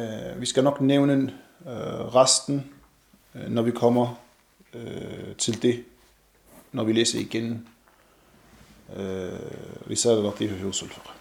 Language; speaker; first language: Danish; non-native, fluent; Arabic